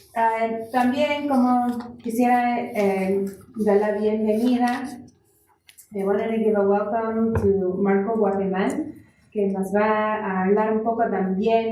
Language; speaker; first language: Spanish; non-native, fluent; English